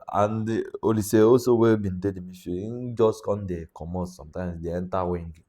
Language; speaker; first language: Nigerian Pidgin; native; Nigerian Pidgin